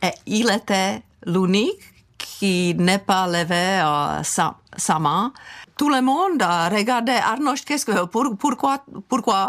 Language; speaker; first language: French; non-native, fluent; Czech